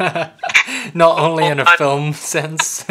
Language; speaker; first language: English; native; English